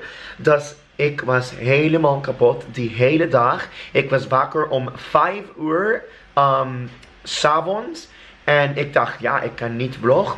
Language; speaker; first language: Dutch; non-native, learner; English